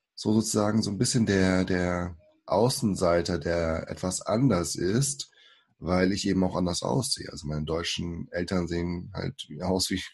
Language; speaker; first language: German; early bilingual, other home language; Portuguese